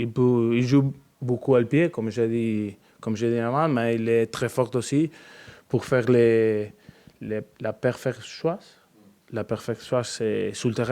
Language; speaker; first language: French; non-native, learner; Spanish